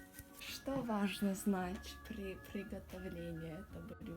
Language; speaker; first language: Russian; early bilingual, heritage; Russian